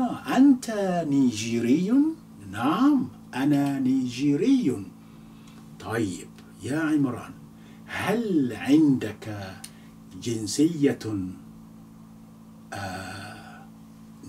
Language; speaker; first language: Arabic; non-native, fluent; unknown